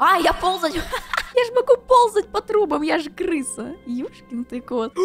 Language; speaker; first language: Russian; native; Russian